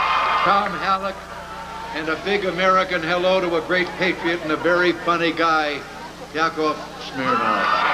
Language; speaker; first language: English; native; English